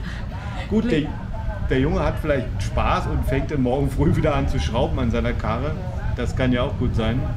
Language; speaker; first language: German; native; German